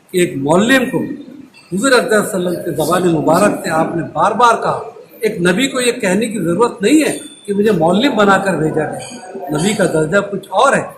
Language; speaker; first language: Hindi; non-native, local second language; Urdu